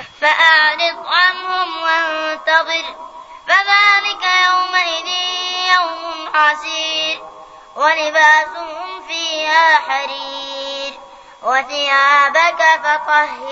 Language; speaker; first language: Arabic; native; Arabic